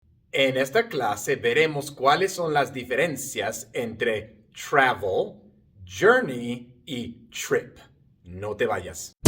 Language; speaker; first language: Spanish; non-native, fluent; English